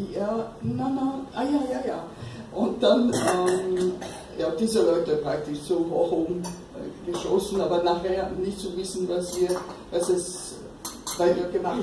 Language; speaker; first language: German; non-native, fluent; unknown